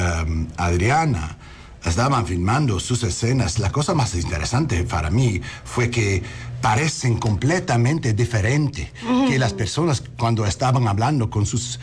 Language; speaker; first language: Spanish; non-native, learner; English